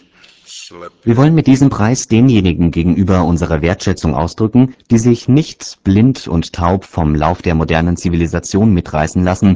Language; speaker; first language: German; native; German